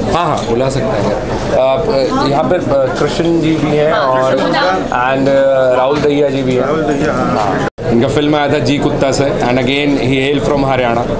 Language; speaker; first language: Hindi; native; Hindi